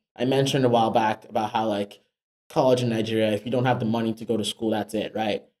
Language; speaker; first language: English; non-native, local second language; Yoruba